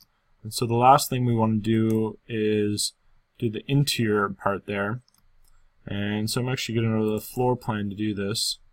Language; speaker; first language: English; native; English